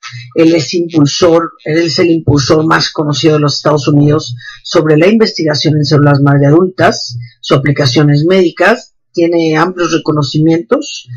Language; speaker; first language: Spanish; native; Spanish